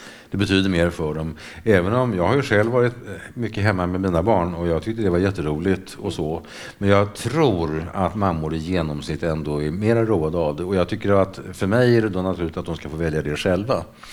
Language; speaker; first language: Swedish; native; Swedish